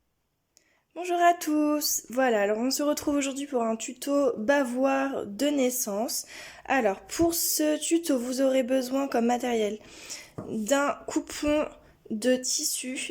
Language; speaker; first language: French; native; French